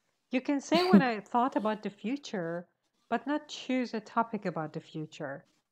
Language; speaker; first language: English; non-native, fluent; Persian